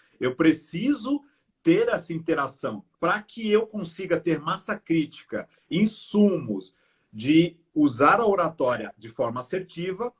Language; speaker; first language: Portuguese; native; Portuguese